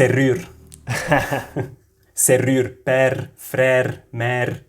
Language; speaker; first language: French; non-native, local second language; Arabic